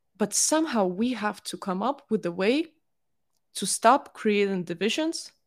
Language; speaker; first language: English; non-native, fluent; Russian